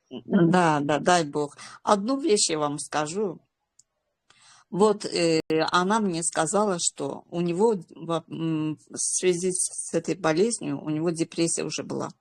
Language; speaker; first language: Russian; non-native, local second language; Azerbaijani